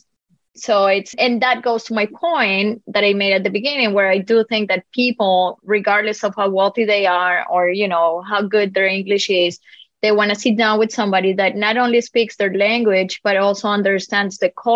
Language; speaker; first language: English; non-native, fluent; Spanish